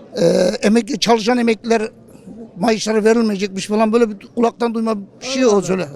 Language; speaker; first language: Turkish; native; Turkish